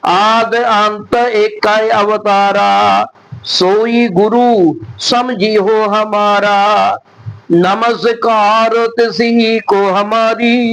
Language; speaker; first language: Hindi; non-native, local second language; Punjabi